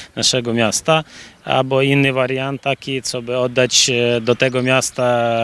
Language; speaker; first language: Polish; non-native, learner; Ukrainian